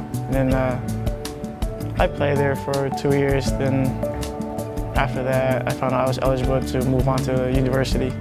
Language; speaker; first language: English; non-native, fluent; Samoan